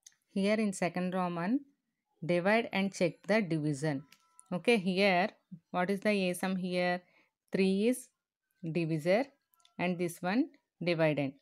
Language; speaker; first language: English; non-native, local second language; Telugu